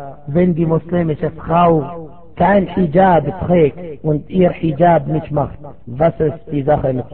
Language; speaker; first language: German; non-native, fluent; Arabic